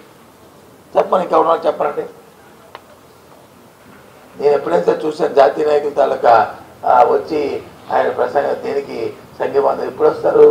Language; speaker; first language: Telugu; native; Telugu